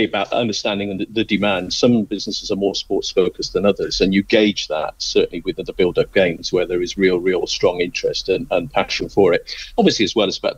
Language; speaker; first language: English; native; English